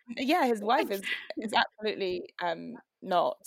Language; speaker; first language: English; native; English